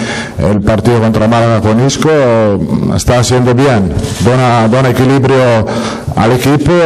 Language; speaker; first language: Spanish; non-native, fluent; Italian